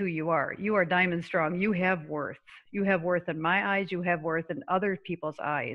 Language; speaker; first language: English; native; English